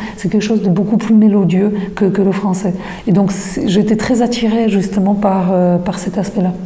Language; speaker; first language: French; non-native, fluent; Polish